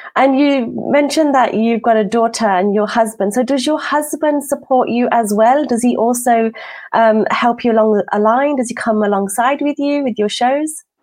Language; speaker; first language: English; native; English